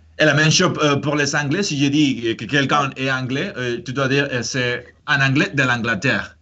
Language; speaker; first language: French; non-native, fluent; Spanish